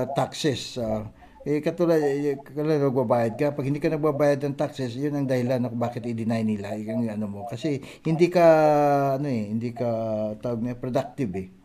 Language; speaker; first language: Filipino; non-native, local second language; Cebuano